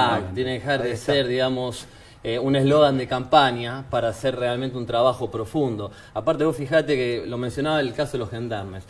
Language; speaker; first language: Spanish; native; Spanish